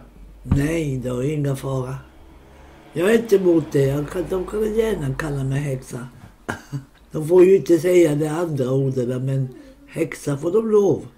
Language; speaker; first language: Swedish; non-native, local second language; Romany